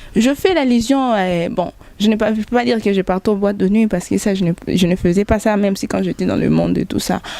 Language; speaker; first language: French; non-native, local second language; Lingala